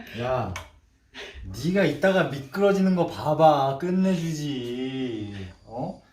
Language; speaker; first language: Korean; native; Korean